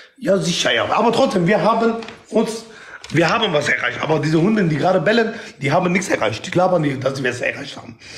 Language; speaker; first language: German; non-native, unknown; Kurdish